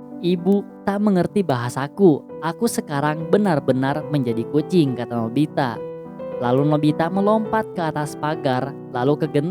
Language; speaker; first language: Indonesian; native; Indonesian